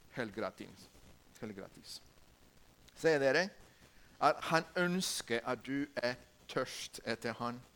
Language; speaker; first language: Norwegian; non-native, learner; Spanish